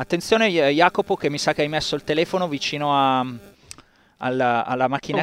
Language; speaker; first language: Italian; native; Italian